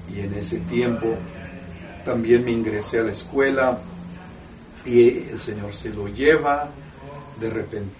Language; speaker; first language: Spanish; early bilingual, heritage; Spanish